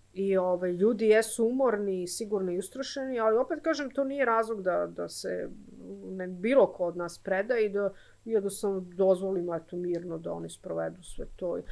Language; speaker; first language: Serbian; native; Serbian